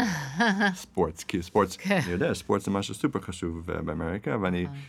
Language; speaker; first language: Hebrew; non-native, fluent; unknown